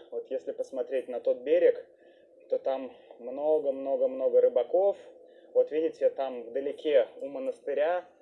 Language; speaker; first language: Russian; native; Russian